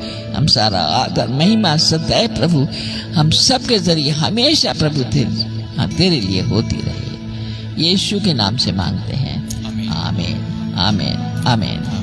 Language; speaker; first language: Hindi; native; Hindi